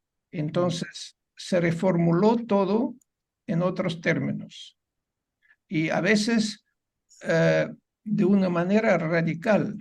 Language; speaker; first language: Spanish; non-native, fluent; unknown